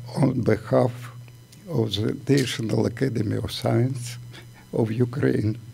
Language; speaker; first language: English; non-native, learner; Ukrainian